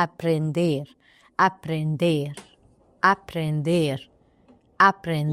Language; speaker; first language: Spanish; non-native, learner; Arabic